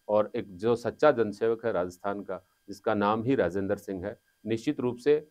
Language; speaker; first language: Hindi; native; Hindi